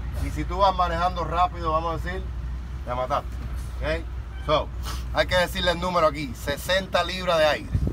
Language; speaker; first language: Spanish; native; Spanish